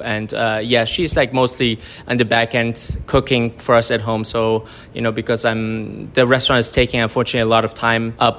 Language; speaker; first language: English; non-native, fluent; German